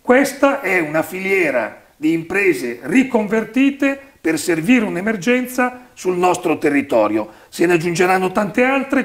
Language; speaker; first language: Italian; native; Italian